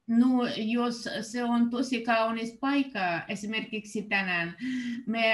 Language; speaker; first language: Finnish; non-native, learner; Russian